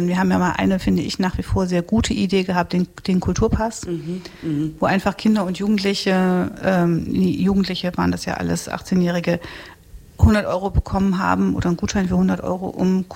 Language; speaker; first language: German; native; German